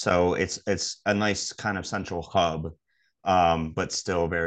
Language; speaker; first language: English; native; English